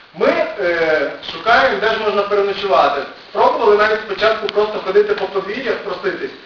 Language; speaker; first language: Ukrainian; native; Ukrainian